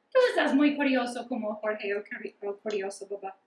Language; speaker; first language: Spanish; non-native, learner; English